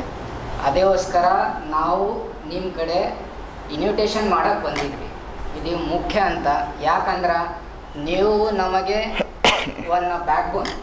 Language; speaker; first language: Kannada; non-native, local second language; Marathi